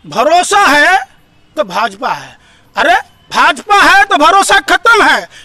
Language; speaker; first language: Hindi; native; Hindi